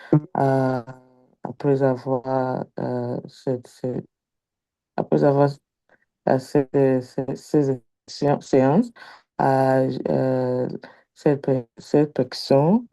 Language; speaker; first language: French; non-native, learner; Igbo